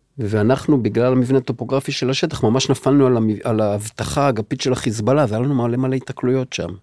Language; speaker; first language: Hebrew; native; Hebrew